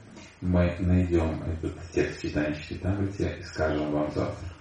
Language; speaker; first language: Russian; native; Russian